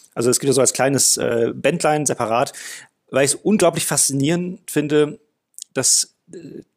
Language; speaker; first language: German; non-native, fluent; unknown